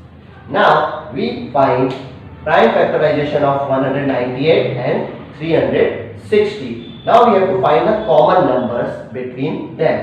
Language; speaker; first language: English; non-native, local second language; Hindi